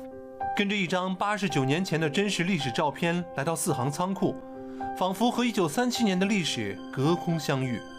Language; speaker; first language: Chinese; native; Chinese